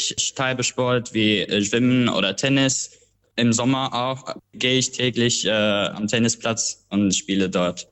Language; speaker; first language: German; non-native, fluent; Albanian